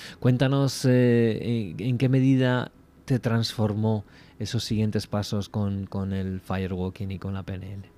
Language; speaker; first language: Spanish; native; Spanish